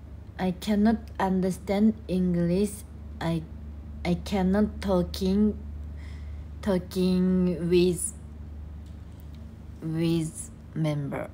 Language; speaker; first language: English; non-native, learner; Japanese